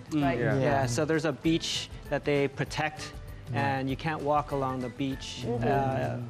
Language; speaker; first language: English; native; English